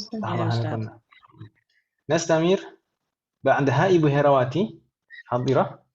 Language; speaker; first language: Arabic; non-native, fluent; Indonesian